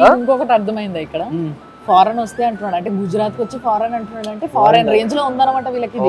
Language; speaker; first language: Telugu; native; Telugu